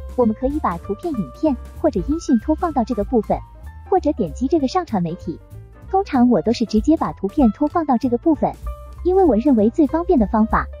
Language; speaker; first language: Chinese; native; Chinese